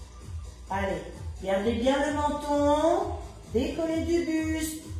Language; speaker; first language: French; native; French